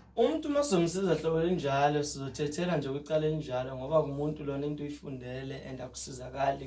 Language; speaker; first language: Zulu; non-native, local second language; Xhosa